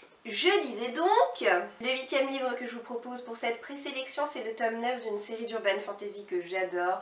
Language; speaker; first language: French; native; French